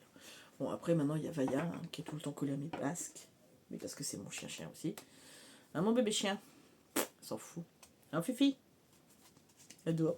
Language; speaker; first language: French; native; French